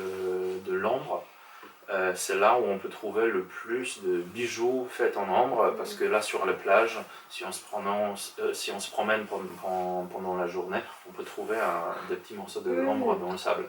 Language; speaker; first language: French; non-native, fluent; Polish